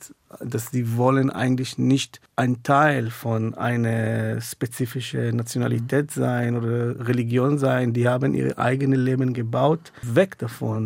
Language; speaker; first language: German; non-native, fluent; Hebrew